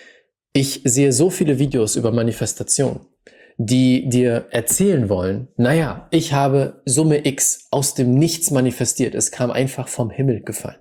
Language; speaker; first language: German; native; German